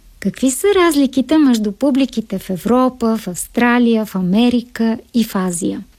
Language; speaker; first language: Bulgarian; native; Bulgarian